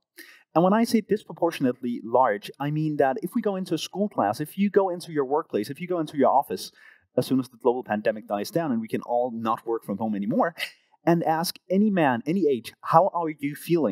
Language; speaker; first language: English; non-native, fluent; Danish